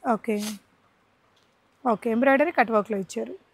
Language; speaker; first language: Telugu; native; Telugu